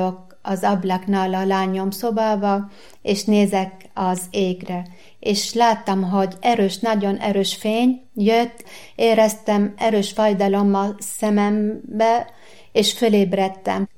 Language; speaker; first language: Hungarian; non-native, learner; Arabic